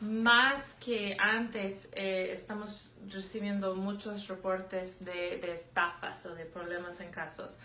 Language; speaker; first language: Spanish; non-native, fluent; English